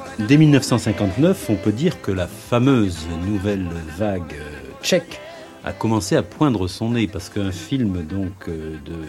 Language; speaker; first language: French; native; French